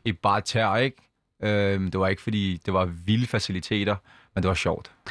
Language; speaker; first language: Danish; early bilingual, other home language; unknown